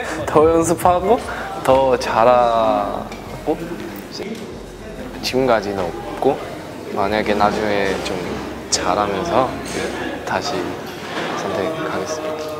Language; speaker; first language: Korean; non-native, learner; Chinese